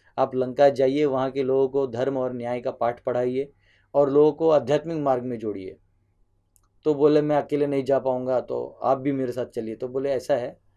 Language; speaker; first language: Hindi; native; Hindi